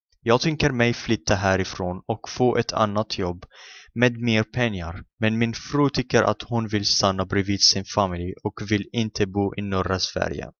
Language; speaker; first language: Swedish; non-native, fluent; Arabic